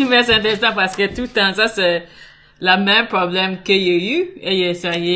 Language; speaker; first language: French; non-native, learner; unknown